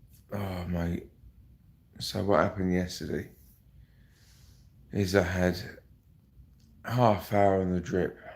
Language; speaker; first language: English; native; English